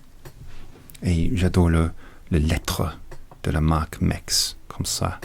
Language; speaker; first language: French; non-native, learner; English